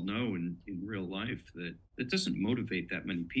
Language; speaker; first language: English; native; English